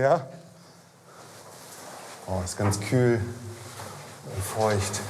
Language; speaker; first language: German; native; German